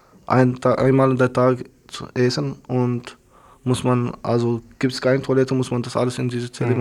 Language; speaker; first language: German; non-native, learner; Arabic